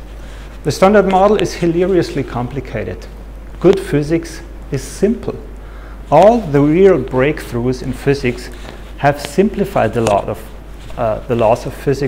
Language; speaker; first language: English; non-native, fluent; German